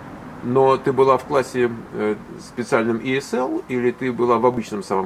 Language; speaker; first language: Russian; native; Russian